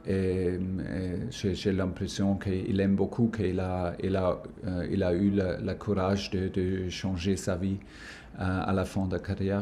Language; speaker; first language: French; non-native, learner; German